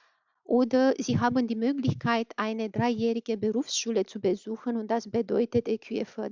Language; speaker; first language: German; non-native, fluent; Romanian